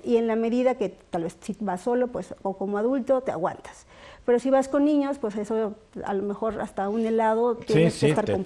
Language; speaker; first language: Spanish; native; Spanish